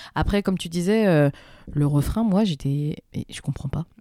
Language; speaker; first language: French; native; French